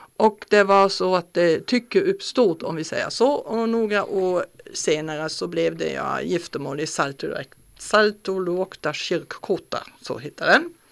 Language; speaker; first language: Swedish; non-native, fluent; German